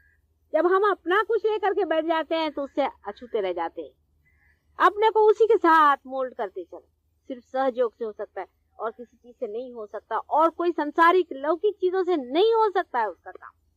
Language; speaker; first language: Hindi; non-native, local second language; Marathi